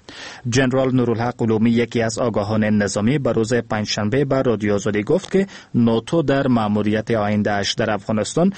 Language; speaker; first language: Persian; native; Persian